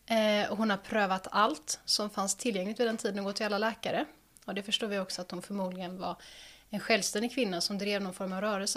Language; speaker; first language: Swedish; native; Swedish